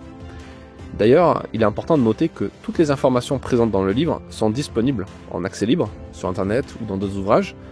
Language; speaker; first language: French; native; French